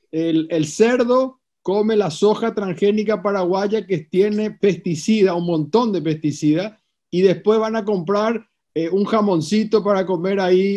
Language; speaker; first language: Spanish; native; Spanish